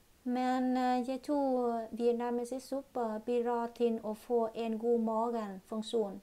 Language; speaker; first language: Norwegian; non-native, learner; Vietnamese